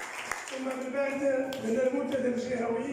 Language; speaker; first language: Arabic; native; Arabic